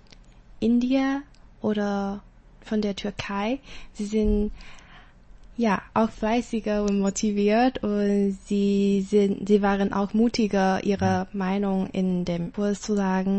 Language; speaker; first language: German; non-native, learner; Chinese